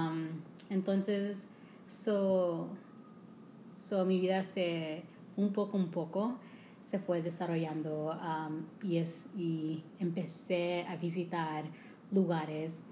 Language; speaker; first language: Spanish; early bilingual, heritage; English